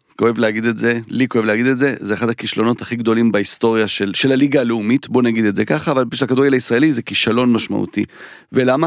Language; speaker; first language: Hebrew; native; Hebrew